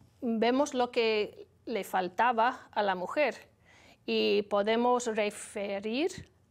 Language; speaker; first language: Spanish; non-native, learner; English